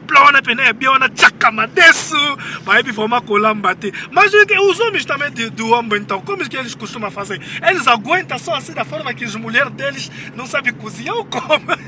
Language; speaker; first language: Portuguese; non-native, learner; Lingala